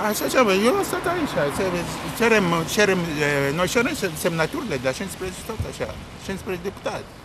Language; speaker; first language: Romanian; non-native, local second language; Russian